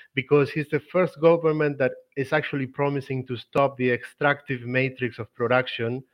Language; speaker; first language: English; non-native, fluent; Spanish